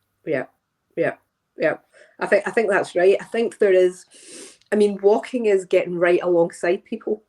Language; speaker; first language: English; native; English